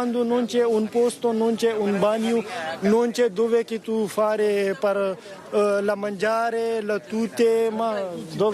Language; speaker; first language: Italian; non-native, learner; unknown